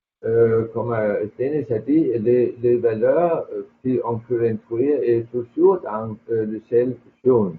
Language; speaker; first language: French; non-native, fluent; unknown